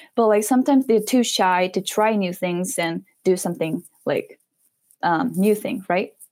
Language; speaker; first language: English; non-native, fluent; Japanese